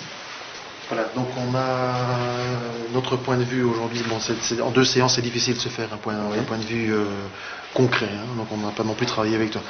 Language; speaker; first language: French; native; French